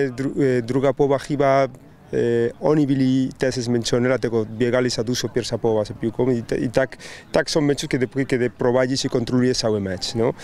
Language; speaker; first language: Polish; non-native, learner; Spanish